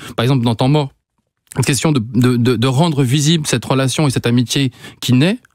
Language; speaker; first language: French; native; French